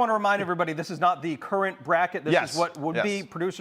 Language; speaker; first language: English; native; English